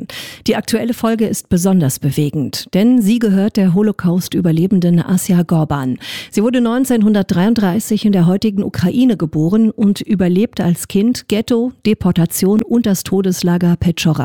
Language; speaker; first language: German; native; German